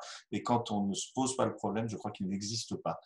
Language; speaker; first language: French; native; French